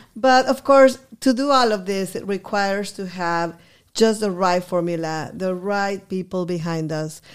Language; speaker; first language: English; non-native, fluent; Spanish